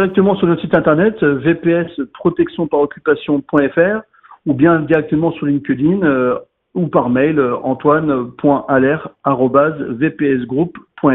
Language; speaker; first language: French; native; French